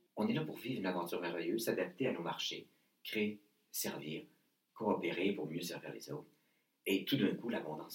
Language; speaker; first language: French; native; French